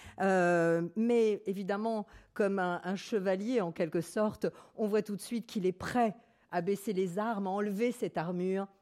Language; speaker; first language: French; native; French